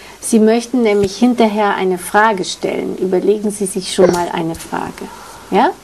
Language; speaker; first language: German; native; German